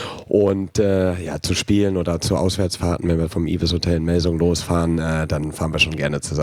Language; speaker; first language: German; native; German